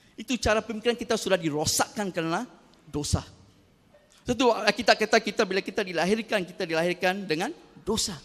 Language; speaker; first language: Malay; non-native, local second language; Tamil